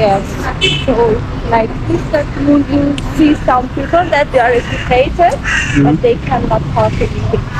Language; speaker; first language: English; non-native, learner; Persian